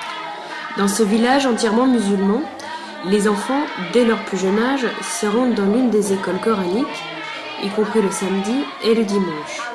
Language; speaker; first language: French; native; French